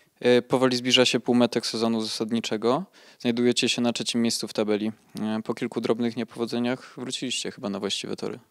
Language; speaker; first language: Polish; native; Polish